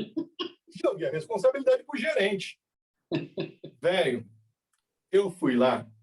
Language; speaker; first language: Portuguese; native; Portuguese